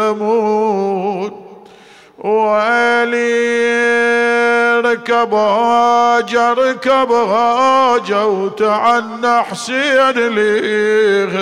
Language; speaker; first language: Arabic; native; Arabic